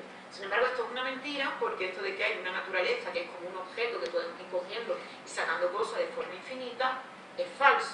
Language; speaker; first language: Spanish; native; Spanish